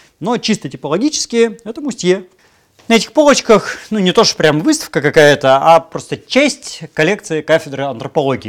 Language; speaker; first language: Russian; native; Russian